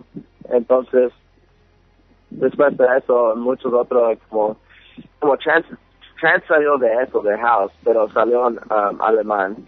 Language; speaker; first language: Spanish; early bilingual, heritage; English